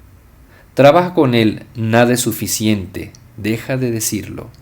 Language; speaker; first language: Spanish; native; Spanish